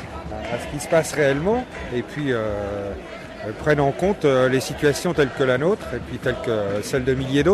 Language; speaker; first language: French; native; French